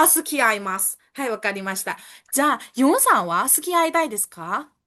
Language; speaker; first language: Japanese; non-native, fluent; Burmese